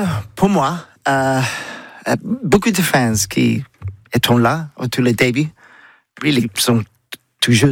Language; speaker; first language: French; non-native, learner; English